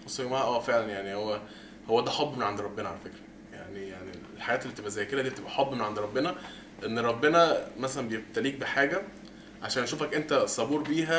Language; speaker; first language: Arabic; native; Arabic